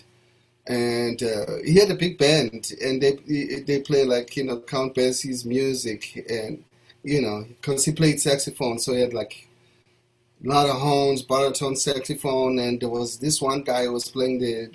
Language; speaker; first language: English; non-native, local second language; Zulu